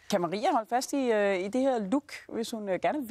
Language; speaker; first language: Danish; native; Danish